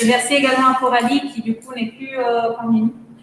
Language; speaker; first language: French; native; French